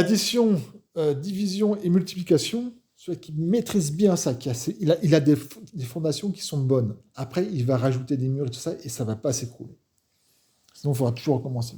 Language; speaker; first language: French; non-native, fluent; Arabic